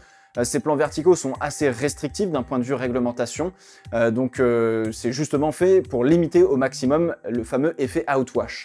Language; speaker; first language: French; native; French